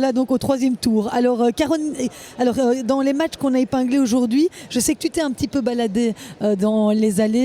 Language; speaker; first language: French; native; French